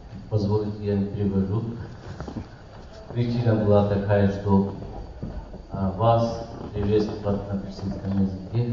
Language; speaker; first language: Russian; non-native, learner; Persian